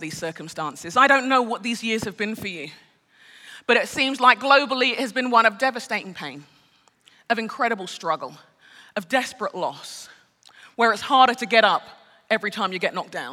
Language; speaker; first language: English; native; English